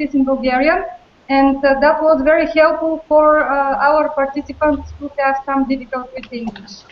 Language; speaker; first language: English; non-native, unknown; Bulgarian